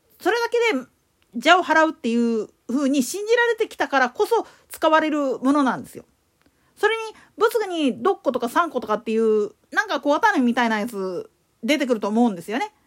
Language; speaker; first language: Japanese; native; Japanese